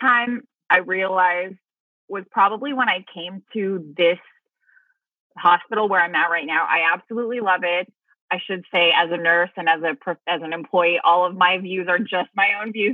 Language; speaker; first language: English; early bilingual, other home language; Filipino